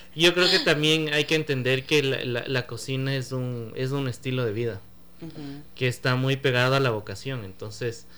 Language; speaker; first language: Spanish; native; Spanish